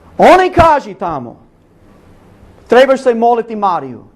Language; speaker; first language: Bosnian; non-native, learner; English